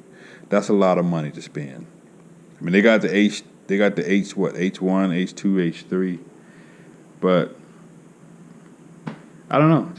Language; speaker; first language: English; native; English